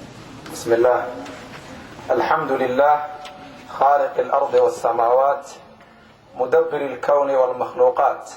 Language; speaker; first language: Arabic; non-native, local second language; Somali